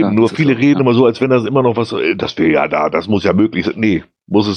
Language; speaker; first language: German; native; German